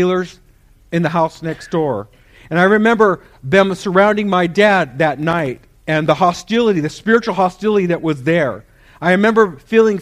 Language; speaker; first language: English; native; English